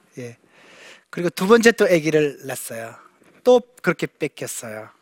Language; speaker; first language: Korean; native; Korean